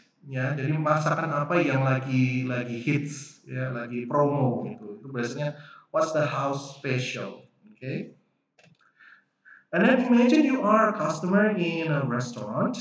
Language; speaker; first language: English; non-native, fluent; Indonesian